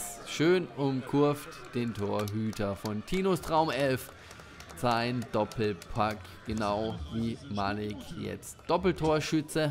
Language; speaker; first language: German; native; German